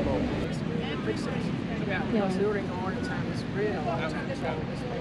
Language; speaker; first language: English; non-native, learner; Vietnamese